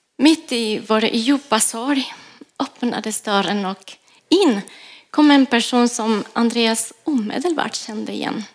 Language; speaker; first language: Swedish; non-native, fluent; Spanish